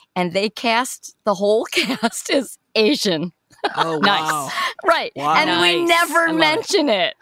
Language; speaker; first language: English; native; English